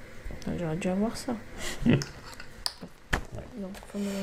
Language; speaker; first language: French; native; French